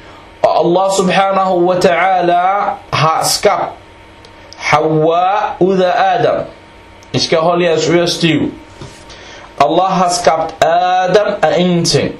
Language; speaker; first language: Danish; early bilingual, other home language; Arabic